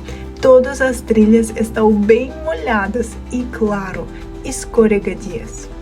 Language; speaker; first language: Portuguese; non-native, fluent; Russian